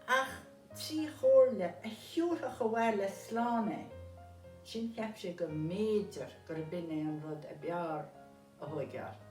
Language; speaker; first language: Irish; native; Irish